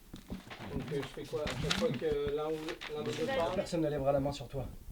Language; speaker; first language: French; native; French